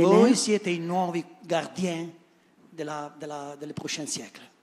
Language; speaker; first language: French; non-native, learner; Italian